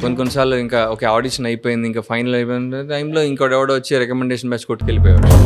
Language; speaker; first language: Telugu; native; Telugu